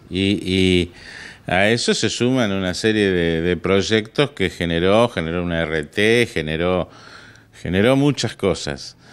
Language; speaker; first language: Spanish; native; Spanish